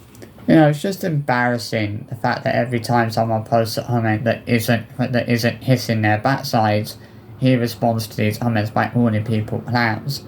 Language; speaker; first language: English; native; English